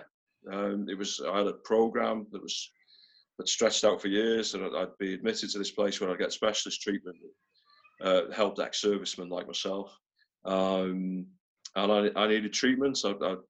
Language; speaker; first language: English; native; English